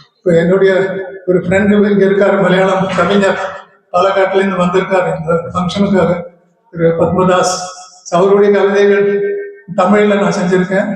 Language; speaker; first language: Tamil; non-native, local second language; Malayalam